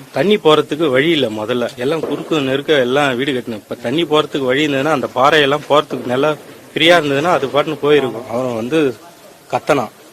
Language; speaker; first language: Tamil; native; Tamil